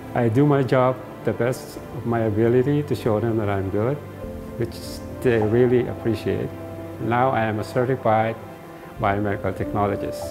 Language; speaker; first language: English; non-native, local second language; Filipino